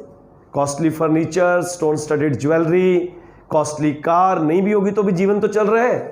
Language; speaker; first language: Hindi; native; Hindi